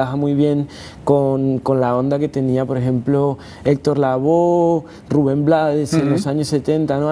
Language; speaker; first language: Spanish; native; Spanish